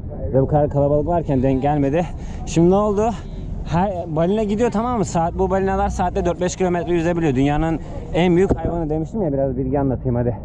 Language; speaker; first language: Turkish; native; Turkish